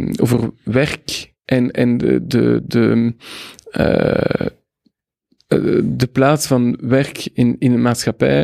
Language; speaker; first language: Dutch; non-native, local second language; French